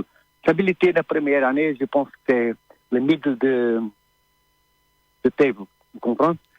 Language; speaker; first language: French; non-native, learner; Portuguese